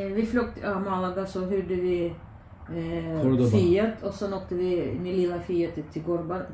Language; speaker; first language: Swedish; non-native, fluent; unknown